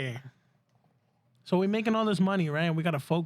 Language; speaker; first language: English; early bilingual, other home language; Spanish